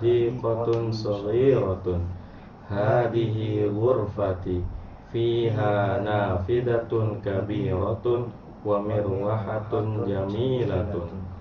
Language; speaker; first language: Arabic; non-native, learner; Indonesian